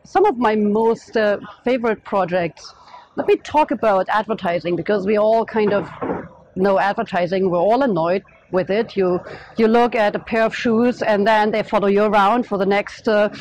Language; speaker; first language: English; non-native, fluent; German